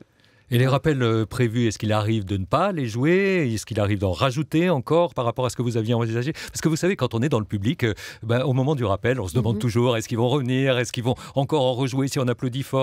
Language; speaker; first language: French; native; French